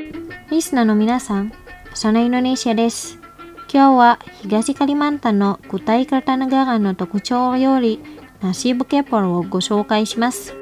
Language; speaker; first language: Japanese; non-native, fluent; Indonesian